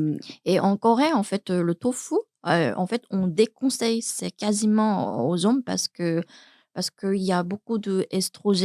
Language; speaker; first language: French; non-native, learner; Korean